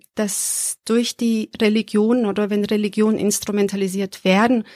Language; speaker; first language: German; early bilingual, other home language; Serbian